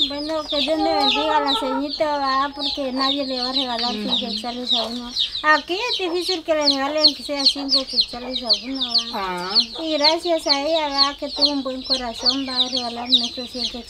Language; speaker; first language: Spanish; native; Spanish